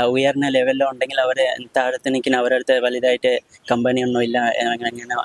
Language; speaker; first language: Malayalam; non-native, local second language; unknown